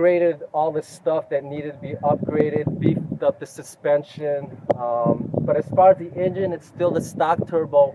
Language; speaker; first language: English; native; English